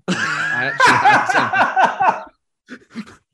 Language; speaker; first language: English; native; English